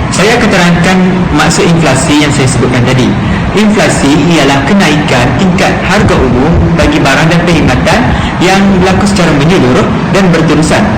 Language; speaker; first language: Malay; native; Malay